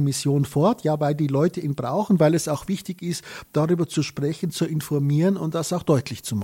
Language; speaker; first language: German; native; German